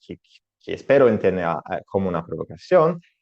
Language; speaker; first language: Spanish; non-native, learner; Italian